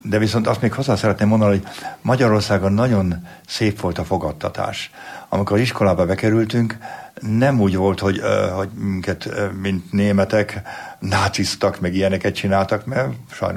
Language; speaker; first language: Hungarian; non-native, fluent; German